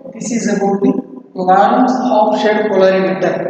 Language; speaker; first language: English; non-native, local second language; Telugu